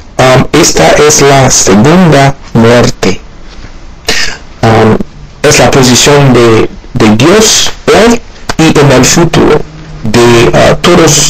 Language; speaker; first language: Spanish; non-native, learner; Haitian Creole